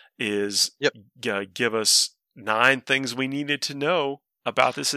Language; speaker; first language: English; native; English